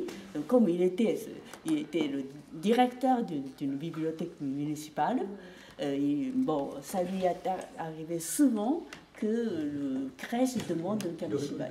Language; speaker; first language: French; non-native, fluent; Japanese